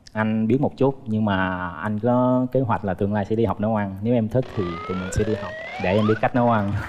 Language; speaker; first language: Vietnamese; native; Vietnamese